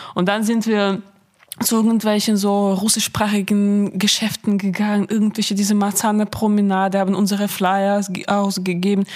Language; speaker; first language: German; non-native, fluent; Russian